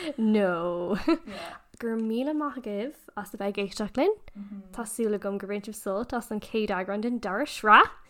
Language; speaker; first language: Irish; non-native, local second language; English